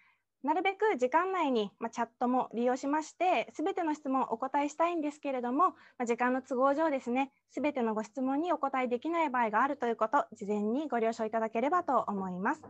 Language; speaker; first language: Japanese; native; Japanese